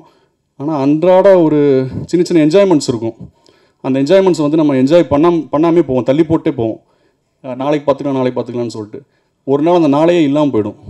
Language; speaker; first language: Tamil; native; Tamil